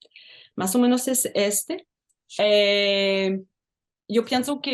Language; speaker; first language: Spanish; non-native, learner; French